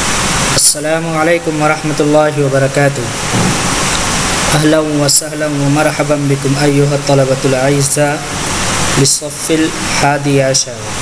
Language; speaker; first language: Arabic; non-native, fluent; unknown